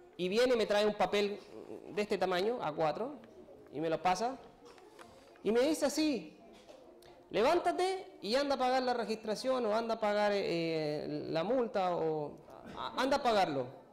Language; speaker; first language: Spanish; native; Spanish